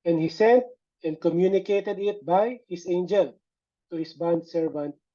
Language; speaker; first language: English; non-native, local second language; Filipino